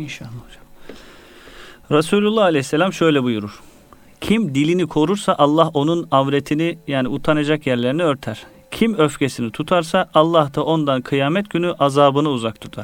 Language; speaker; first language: Turkish; native; Turkish